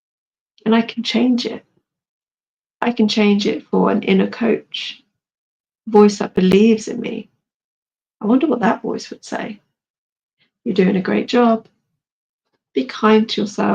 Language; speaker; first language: English; native; English